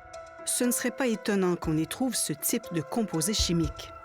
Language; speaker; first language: French; native; French